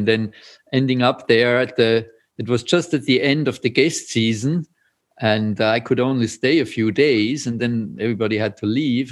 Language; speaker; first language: English; non-native, fluent; German